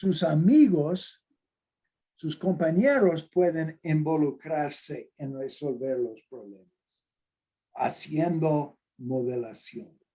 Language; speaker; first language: Spanish; non-native, fluent; English